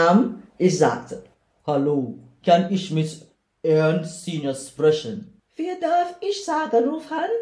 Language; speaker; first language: German; non-native, learner; English